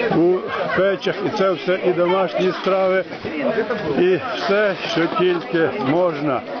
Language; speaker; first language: Ukrainian; native; Ukrainian